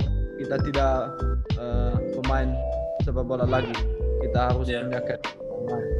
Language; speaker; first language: Indonesian; non-native, learner; Dutch